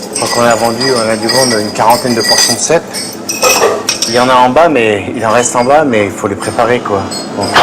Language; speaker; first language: French; native; French